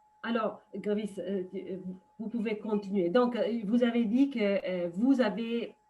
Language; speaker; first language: French; non-native, fluent; Italian